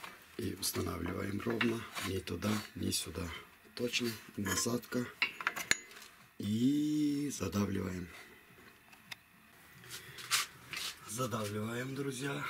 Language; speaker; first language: Russian; non-native, fluent; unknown